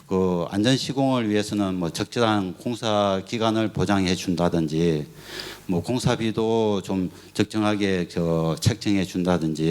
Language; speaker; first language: Korean; native; Korean